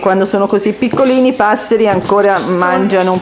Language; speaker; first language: Italian; native; Italian